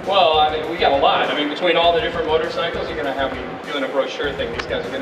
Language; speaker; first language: English; native; English